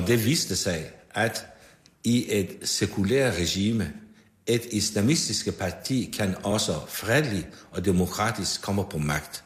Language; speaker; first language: Danish; non-native, fluent; Persian